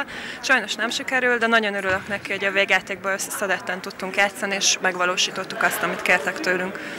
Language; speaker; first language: Hungarian; native; Hungarian